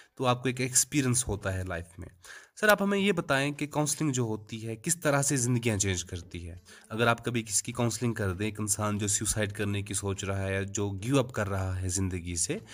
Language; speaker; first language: Urdu; non-native, local second language; Kashmiri